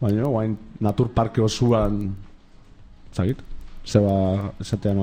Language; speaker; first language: Basque; native; Basque